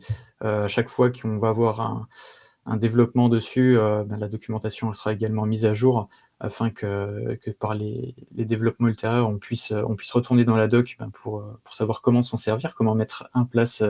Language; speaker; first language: French; native; French